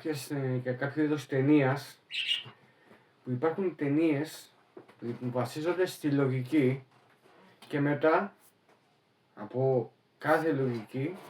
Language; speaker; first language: Greek; native; Greek